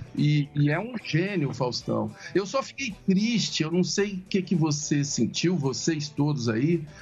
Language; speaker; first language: Portuguese; native; Portuguese